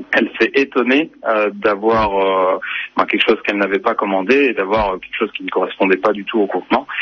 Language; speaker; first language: French; native; French